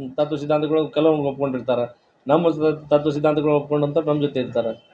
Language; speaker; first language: Kannada; non-native, local second language; Lambadi